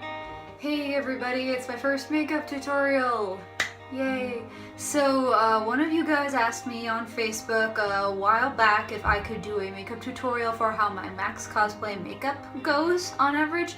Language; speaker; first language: English; native; English